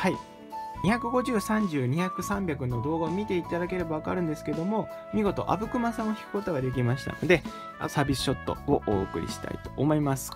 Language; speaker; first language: Japanese; native; Japanese